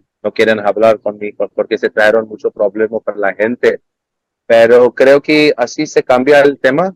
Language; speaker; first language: Spanish; non-native, learner; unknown